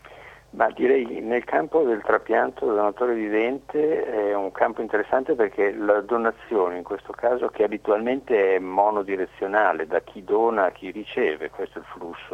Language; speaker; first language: Italian; native; Italian